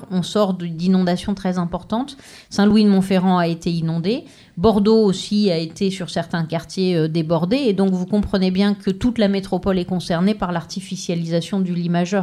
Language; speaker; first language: French; native; French